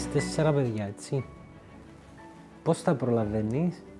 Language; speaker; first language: Greek; native; Greek